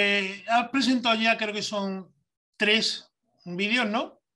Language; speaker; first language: Spanish; native; Spanish